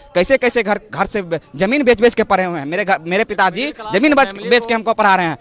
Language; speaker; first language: Hindi; native; Hindi